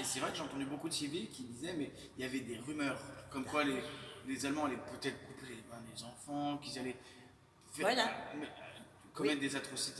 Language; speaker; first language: French; native; French